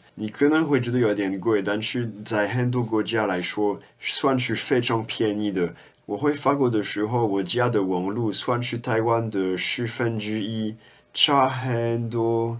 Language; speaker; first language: Chinese; non-native, fluent; French